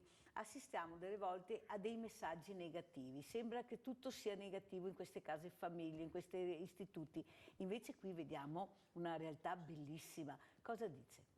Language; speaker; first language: Italian; native; Italian